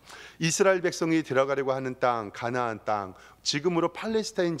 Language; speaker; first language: Korean; native; Korean